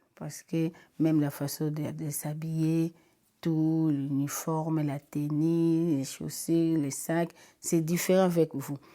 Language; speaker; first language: French; non-native, local second language; Lingala